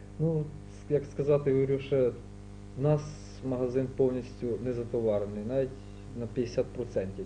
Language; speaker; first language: Ukrainian; native; Ukrainian